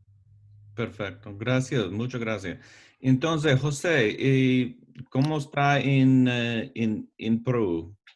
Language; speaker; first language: Spanish; non-native, learner; English